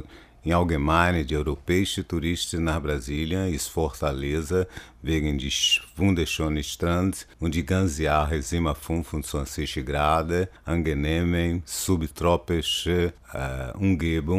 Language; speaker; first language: German; non-native, fluent; Portuguese